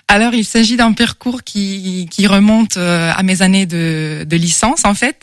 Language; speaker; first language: French; non-native, fluent; Italian